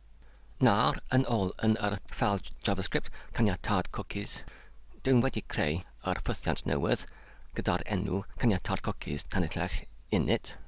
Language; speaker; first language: Welsh; non-native, learner; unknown